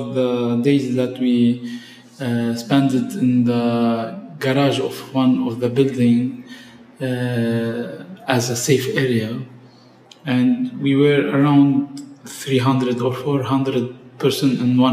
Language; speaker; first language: English; non-native, fluent; Arabic